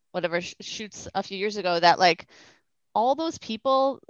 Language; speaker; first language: English; native; English